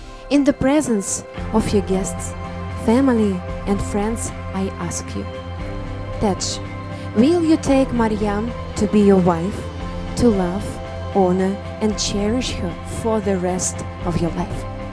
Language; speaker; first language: English; non-native, fluent; Russian